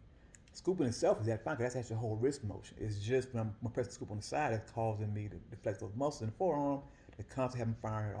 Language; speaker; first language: English; native; English